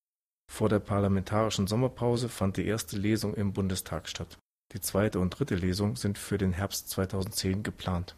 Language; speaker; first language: German; native; German